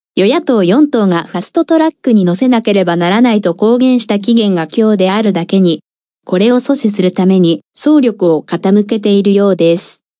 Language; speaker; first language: Japanese; non-native, fluent; Korean